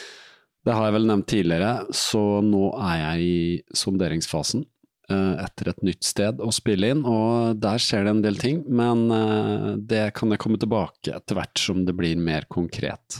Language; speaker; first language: Norwegian; native; Norwegian